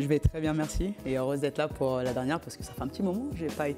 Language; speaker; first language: French; native; French